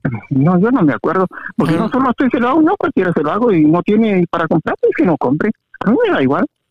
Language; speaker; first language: Spanish; native; Spanish